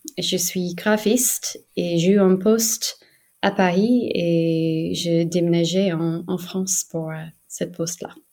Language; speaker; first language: French; non-native, fluent; English